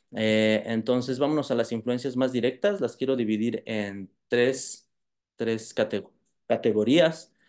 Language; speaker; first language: Spanish; native; Spanish